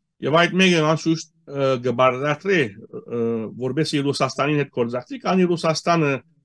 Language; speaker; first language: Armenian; early bilingual, heritage; Armenian